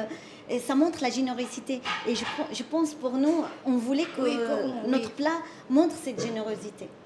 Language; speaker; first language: French; non-native, fluent; Arabic